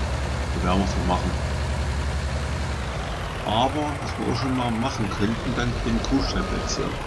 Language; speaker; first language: German; native; German